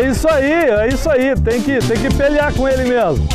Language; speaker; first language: Portuguese; native; Portuguese